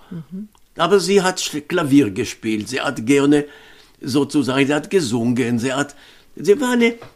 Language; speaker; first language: German; non-native, fluent; Hebrew